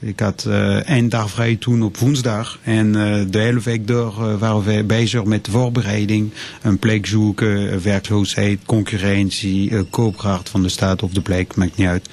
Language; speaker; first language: Dutch; non-native, fluent; French